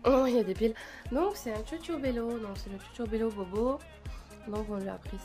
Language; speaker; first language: French; native; French